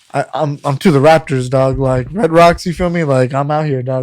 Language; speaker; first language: English; native; English